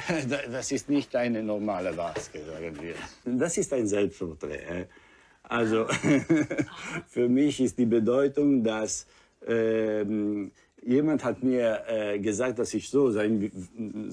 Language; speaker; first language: German; non-native, fluent; Italian